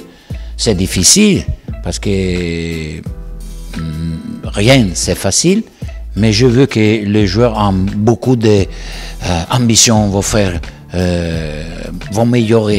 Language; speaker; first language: French; non-native, learner; Italian